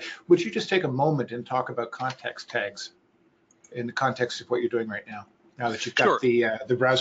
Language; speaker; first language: English; native; English